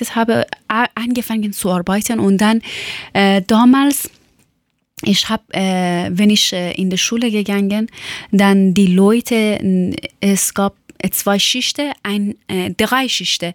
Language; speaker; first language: German; non-native, learner; Persian